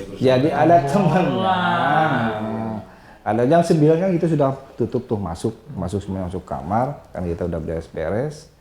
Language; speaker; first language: Indonesian; non-native, local second language; Sundanese